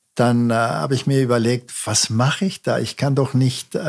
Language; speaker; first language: German; early bilingual, heritage; German